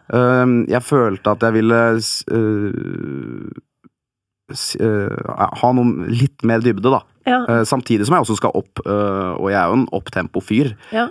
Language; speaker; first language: Norwegian; native; Norwegian